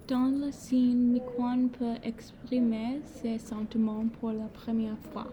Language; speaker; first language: French; non-native, learner; English